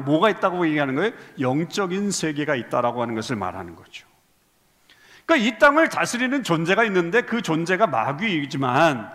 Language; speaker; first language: Korean; native; Korean